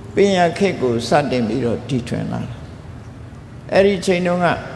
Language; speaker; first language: Burmese; native; Burmese